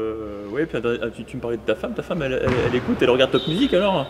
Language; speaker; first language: French; native; French